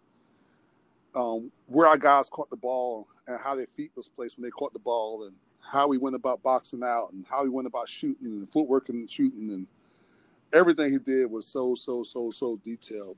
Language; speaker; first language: English; native; English